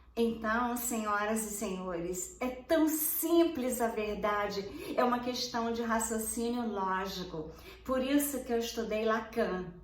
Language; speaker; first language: Portuguese; native; Portuguese